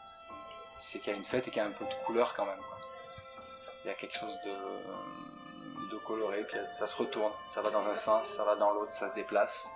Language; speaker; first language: French; native; French